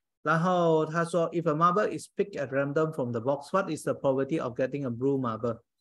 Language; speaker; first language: English; non-native, local second language; Chinese